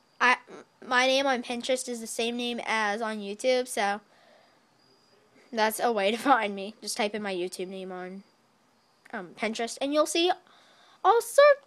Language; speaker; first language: English; native; English